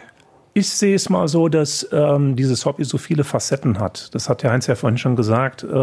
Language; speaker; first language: German; native; German